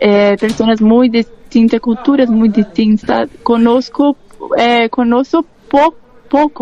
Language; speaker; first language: Spanish; non-native, learner; Portuguese